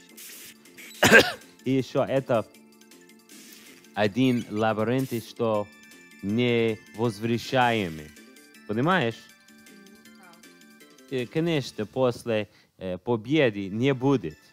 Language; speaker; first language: Russian; non-native, learner; English